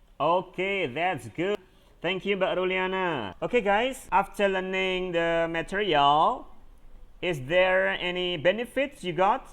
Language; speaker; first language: English; non-native, fluent; Indonesian